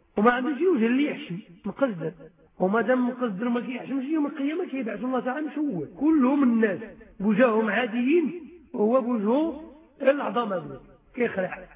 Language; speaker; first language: Arabic; native; Arabic